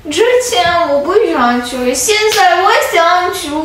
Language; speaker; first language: Chinese; non-native, learner; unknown